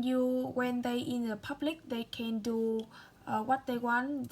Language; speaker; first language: English; non-native, learner; Vietnamese